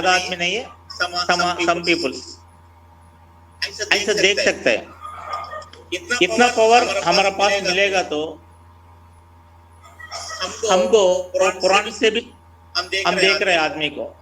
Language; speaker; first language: Hindi; non-native, local second language; Telugu